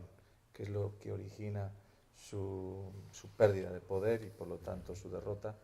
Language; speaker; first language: Spanish; native; Spanish